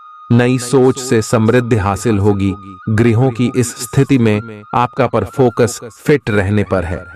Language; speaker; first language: Hindi; native; Hindi